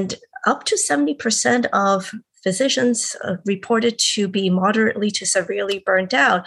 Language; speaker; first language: English; non-native, local second language; Cantonese